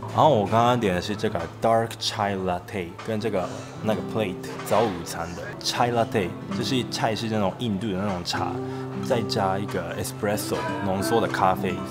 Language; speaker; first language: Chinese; non-native, fluent; Japanese